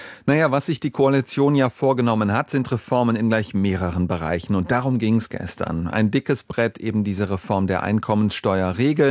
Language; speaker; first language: German; native; German